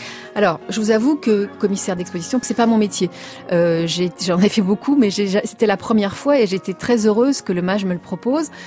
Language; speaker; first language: French; native; French